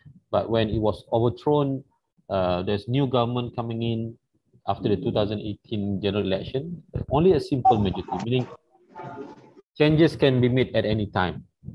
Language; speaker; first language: English; non-native, local second language; Malay